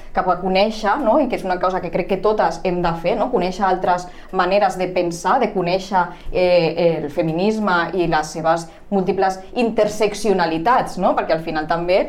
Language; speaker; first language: Catalan; non-native, local second language; Spanish